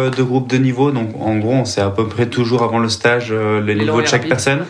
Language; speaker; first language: French; native; French